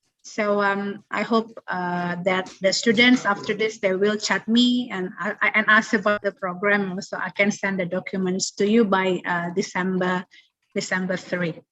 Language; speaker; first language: English; non-native, fluent; Indonesian